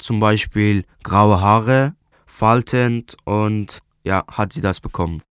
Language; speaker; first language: German; non-native, learner; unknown